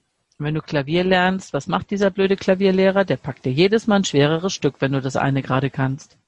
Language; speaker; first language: German; native; German